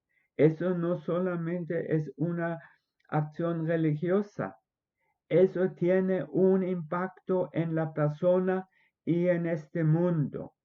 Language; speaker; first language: Spanish; non-native, fluent; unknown